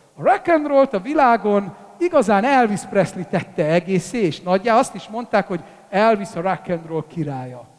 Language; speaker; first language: Hungarian; native; Hungarian